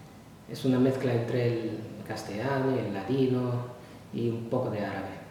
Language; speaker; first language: Spanish; non-native, fluent; Arabic